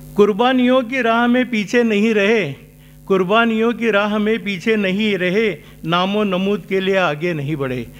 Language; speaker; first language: Hindi; non-native, local second language; Marathi